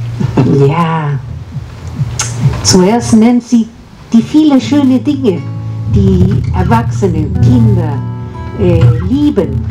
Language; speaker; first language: German; non-native, fluent; Spanish